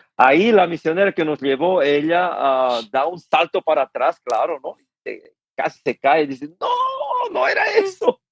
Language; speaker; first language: Spanish; non-native, fluent; Korean